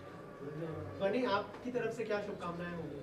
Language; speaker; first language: Hindi; native; Hindi